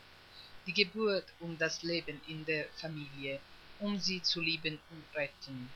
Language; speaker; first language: German; non-native, fluent; Italian